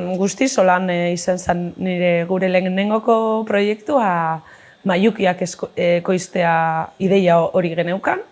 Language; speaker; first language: Basque; non-native, local second language; Spanish